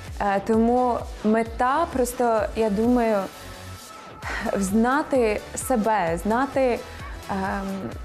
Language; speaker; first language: Ukrainian; non-native, fluent; English